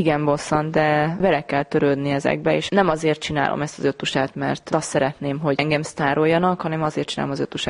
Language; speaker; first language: Hungarian; native; Hungarian